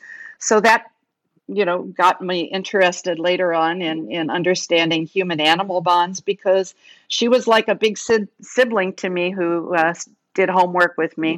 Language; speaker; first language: English; native; English